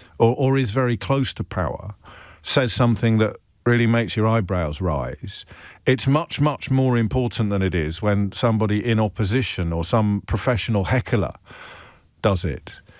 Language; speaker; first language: English; native; English